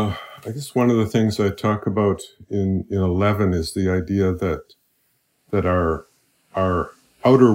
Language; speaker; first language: English; native; English